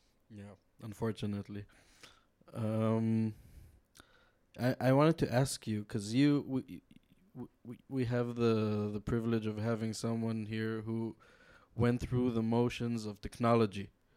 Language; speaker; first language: English; non-native, fluent; Hebrew